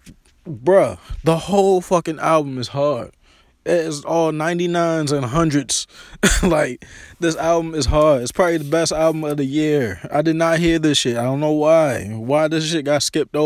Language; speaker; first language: English; native; English